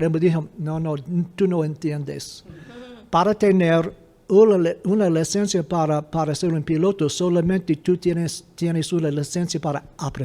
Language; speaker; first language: Spanish; non-native, fluent; English